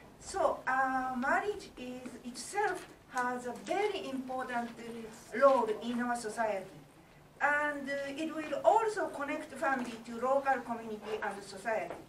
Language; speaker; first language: English; non-native, learner; Japanese